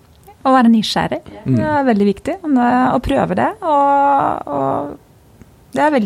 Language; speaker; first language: Norwegian; non-native, fluent; Lithuanian